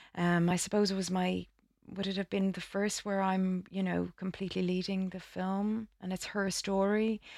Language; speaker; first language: English; native; English